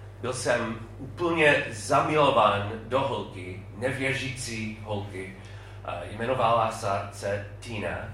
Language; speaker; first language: Czech; non-native, fluent; English